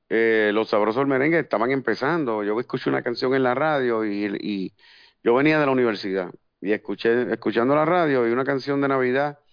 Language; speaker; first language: Spanish; native; Spanish